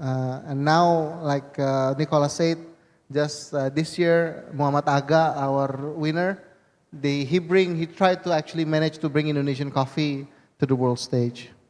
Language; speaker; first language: English; non-native, fluent; Indonesian